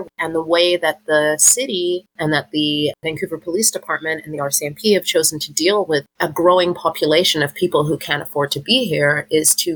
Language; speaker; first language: English; native; English